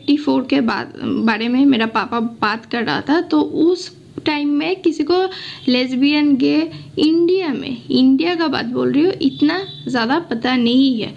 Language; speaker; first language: Hindi; non-native, local second language; Assamese